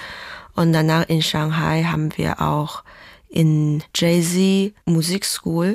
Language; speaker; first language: German; non-native, fluent; Chinese